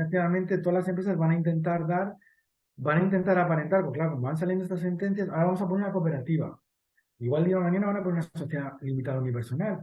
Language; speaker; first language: Spanish; native; Spanish